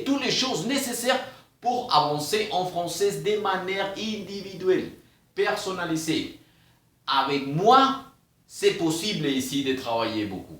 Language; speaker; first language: French; non-native, fluent; Spanish